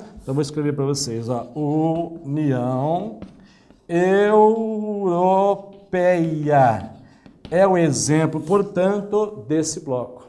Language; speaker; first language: Portuguese; native; Portuguese